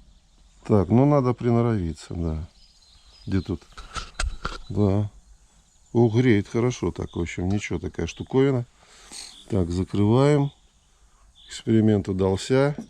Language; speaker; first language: Russian; native; Russian